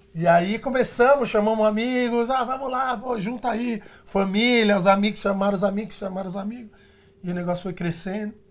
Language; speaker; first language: Portuguese; early bilingual, other home language; Spanish